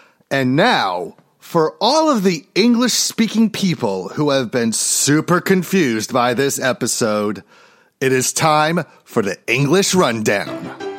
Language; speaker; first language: English; native; English